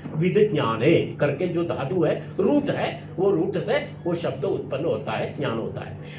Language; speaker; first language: Hindi; non-native, local second language; Malayalam